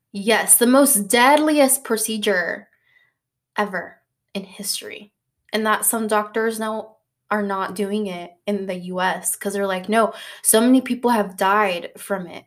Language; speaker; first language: English; early bilingual, other home language; Spanish